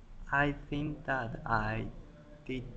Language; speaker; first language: English; non-native, learner; Spanish